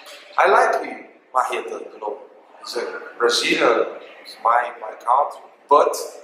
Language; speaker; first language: English; non-native, learner; Portuguese